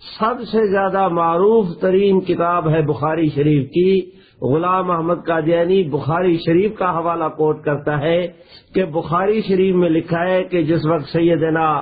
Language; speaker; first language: Urdu; non-native, local second language; Punjabi